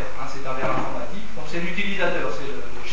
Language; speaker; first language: French; native; French